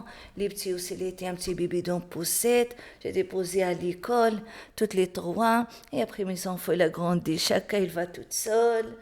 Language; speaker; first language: French; non-native, learner; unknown